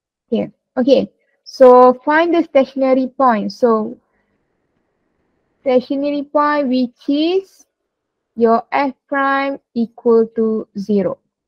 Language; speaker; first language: English; non-native, local second language; Malay